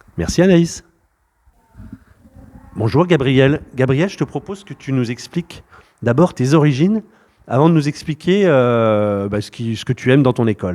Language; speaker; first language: French; native; French